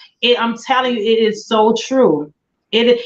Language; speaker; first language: English; native; English